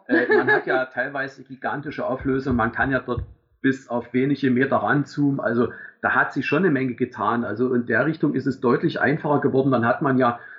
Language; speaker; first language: German; native; German